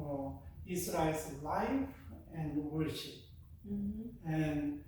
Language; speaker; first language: English; non-native, fluent; Korean